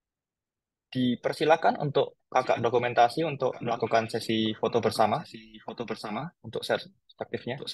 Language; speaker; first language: Indonesian; native; Indonesian